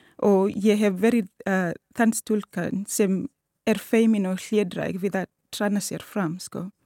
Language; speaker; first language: Icelandic; non-native, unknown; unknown